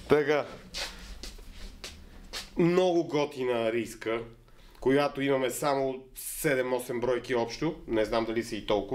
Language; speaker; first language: Bulgarian; native; Bulgarian